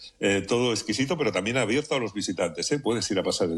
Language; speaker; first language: Spanish; native; Spanish